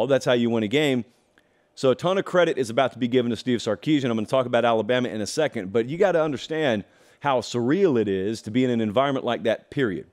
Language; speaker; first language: English; native; English